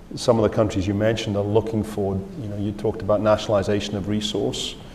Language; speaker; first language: English; native; English